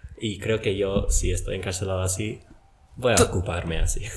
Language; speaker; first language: Spanish; non-native, fluent; English